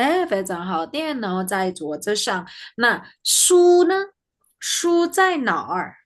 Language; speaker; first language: Chinese; non-native, fluent; Indonesian